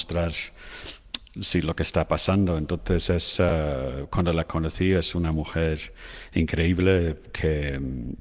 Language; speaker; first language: Spanish; non-native, fluent; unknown